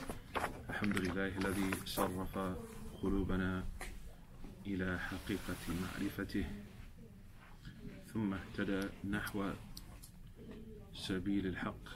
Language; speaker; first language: Arabic; non-native, fluent; English